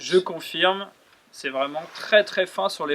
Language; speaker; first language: French; native; French